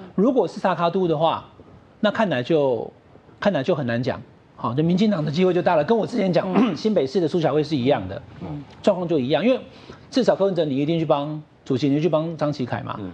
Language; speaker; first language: Chinese; native; Chinese